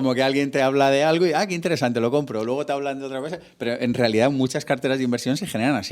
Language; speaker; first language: Spanish; native; Spanish